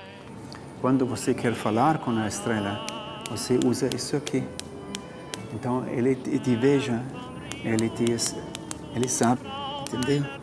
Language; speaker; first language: Portuguese; non-native, learner; German